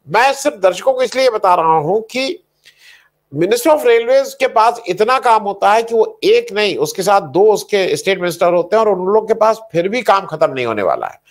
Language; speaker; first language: Hindi; native; Hindi